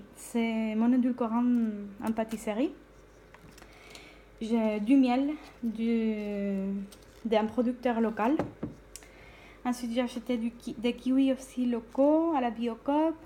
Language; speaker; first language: French; non-native, fluent; Spanish